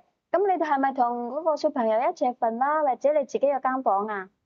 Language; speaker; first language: Cantonese; native; Cantonese